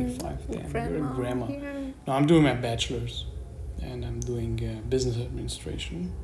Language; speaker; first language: English; non-native, fluent; Persian